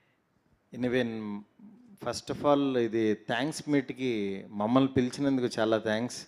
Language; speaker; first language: Telugu; native; Telugu